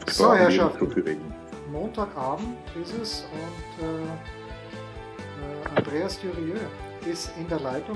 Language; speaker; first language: German; native; German